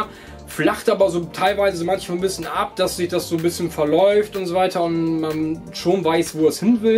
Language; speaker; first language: German; native; German